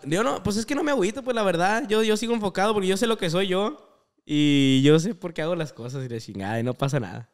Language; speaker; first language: Spanish; native; Spanish